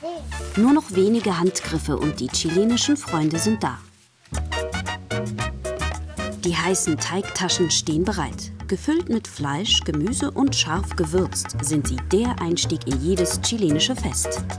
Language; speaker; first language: German; native; German